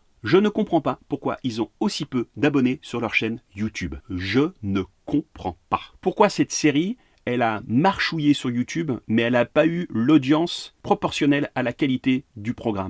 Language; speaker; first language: French; native; French